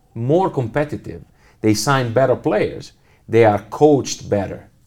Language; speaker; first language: English; non-native, fluent; Italian